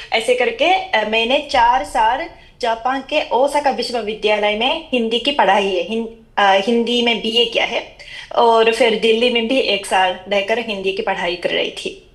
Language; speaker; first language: Hindi; non-native, fluent; Japanese